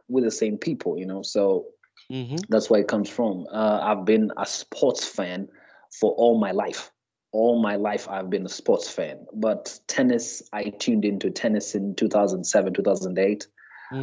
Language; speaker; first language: English; non-native, local second language; Ganda